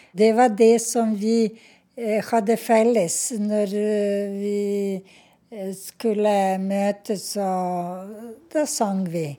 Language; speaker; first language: Norwegian; non-native, fluent; Serbian